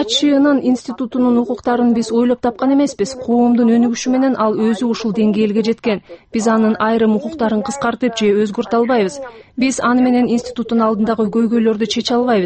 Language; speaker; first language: Kyrgyz; native; Kyrgyz